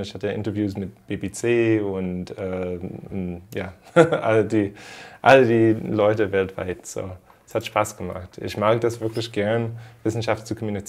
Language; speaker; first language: German; non-native, fluent; English